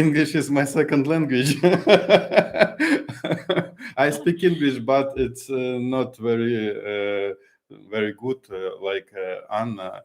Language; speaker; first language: English; non-native, learner; Ukrainian